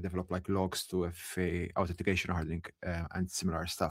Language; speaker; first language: English; non-native, local second language; Maltese